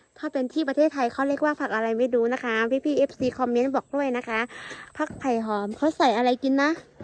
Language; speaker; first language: Thai; non-native, local second language; Shan